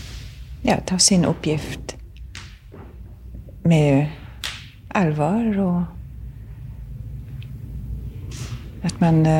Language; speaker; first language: Swedish; non-native, fluent; German